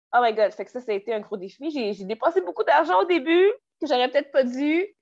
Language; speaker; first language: French; native; French